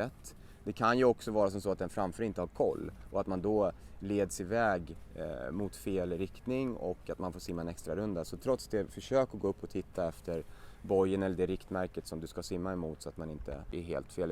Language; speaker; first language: Swedish; native; Swedish